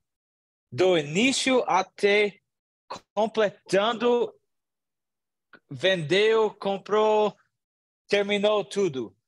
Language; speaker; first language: Portuguese; non-native, learner; English